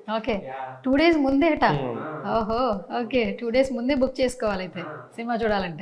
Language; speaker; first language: Telugu; native; Telugu